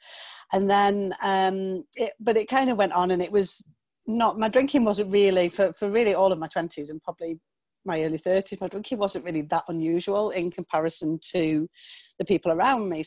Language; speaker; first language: English; native; English